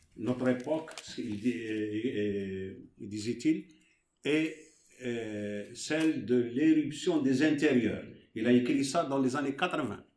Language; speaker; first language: French; non-native, local second language; Arabic